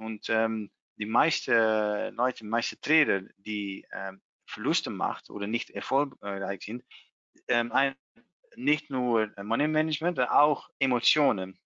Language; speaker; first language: German; non-native, learner; Dutch